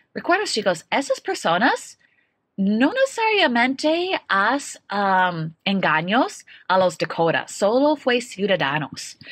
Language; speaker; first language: Spanish; non-native, learner; English